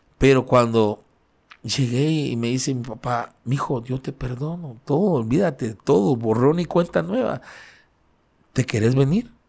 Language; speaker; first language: Spanish; native; Spanish